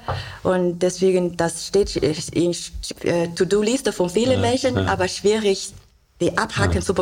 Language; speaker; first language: German; non-native, learner; Chinese